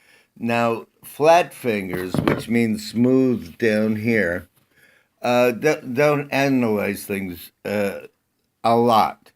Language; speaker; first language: English; native; English